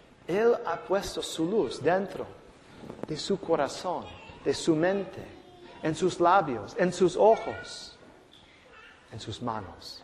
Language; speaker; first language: Spanish; non-native, fluent; English